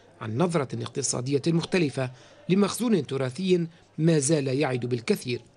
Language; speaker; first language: Arabic; native; Arabic